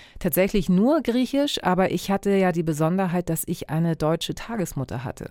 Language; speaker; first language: German; early bilingual, other home language; Greek